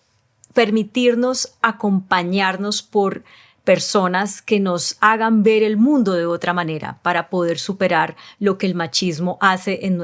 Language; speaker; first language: Spanish; native; Spanish